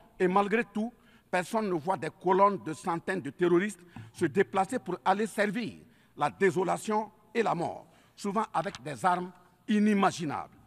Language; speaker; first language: French; native; French